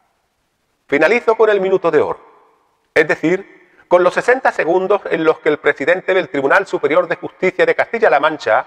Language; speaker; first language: Spanish; native; Spanish